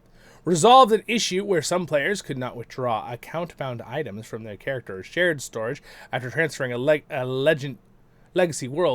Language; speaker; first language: English; native; English